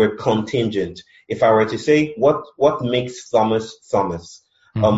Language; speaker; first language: English; non-native, local second language; Yoruba